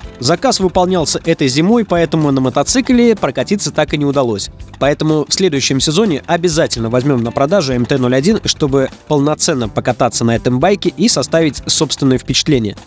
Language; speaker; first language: Russian; native; Russian